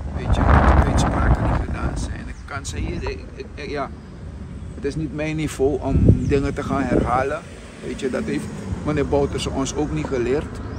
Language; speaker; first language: Dutch; native; Dutch